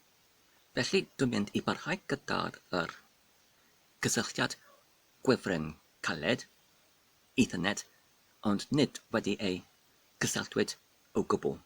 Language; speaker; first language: Welsh; non-native, fluent; English